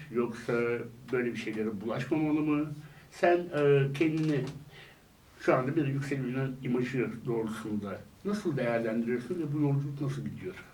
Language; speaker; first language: Turkish; native; Turkish